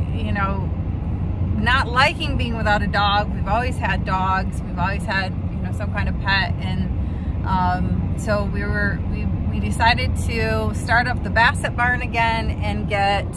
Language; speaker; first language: English; native; English